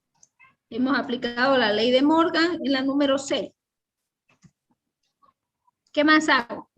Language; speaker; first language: Spanish; native; Spanish